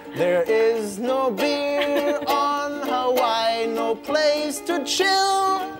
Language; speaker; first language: English; non-native, fluent; German